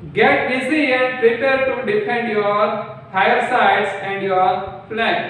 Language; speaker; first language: English; non-native, local second language; Gujarati